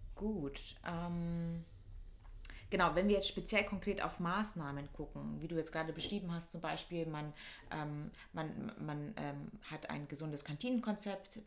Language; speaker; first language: German; non-native, fluent; Hungarian